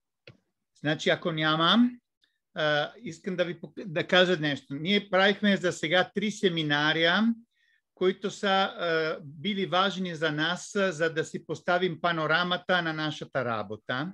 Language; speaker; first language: Bulgarian; non-native, fluent; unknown